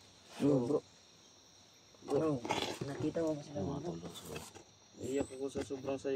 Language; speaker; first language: Filipino; non-native, local second language; Cebuano